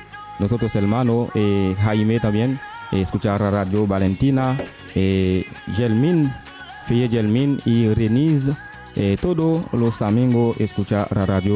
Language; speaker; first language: Spanish; non-native, learner; Haitian Creole